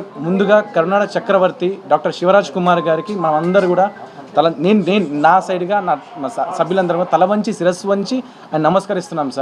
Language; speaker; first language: Telugu; native; Telugu